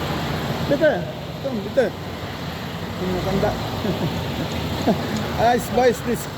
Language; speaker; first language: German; non-native, learner; Filipino